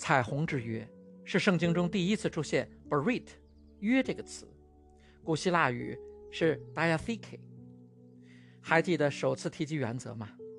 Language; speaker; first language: Chinese; native; Chinese